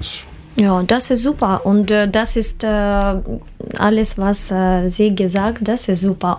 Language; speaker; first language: German; non-native, learner; Russian